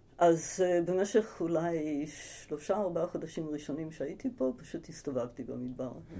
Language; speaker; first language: Hebrew; early bilingual, other home language; English